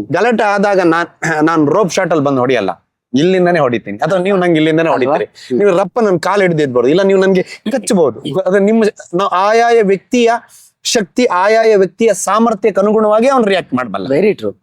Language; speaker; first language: Kannada; non-native, local second language; Tulu